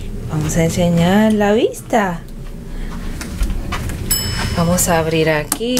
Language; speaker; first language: Spanish; native; Spanish